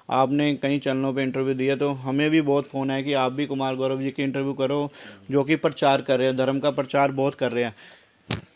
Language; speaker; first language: Hindi; non-native, local second language; Punjabi